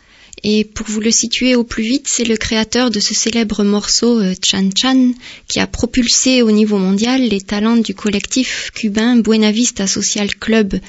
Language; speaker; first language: French; native; French